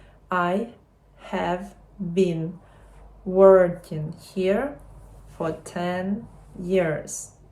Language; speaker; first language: English; non-native, fluent; Ukrainian